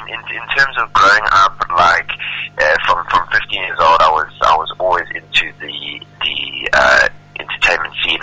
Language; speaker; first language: English; native; English